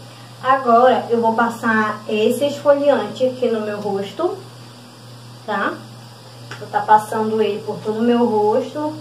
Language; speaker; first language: Portuguese; native; Portuguese